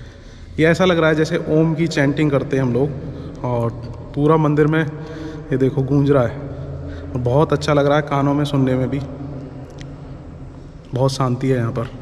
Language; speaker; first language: Hindi; native; Hindi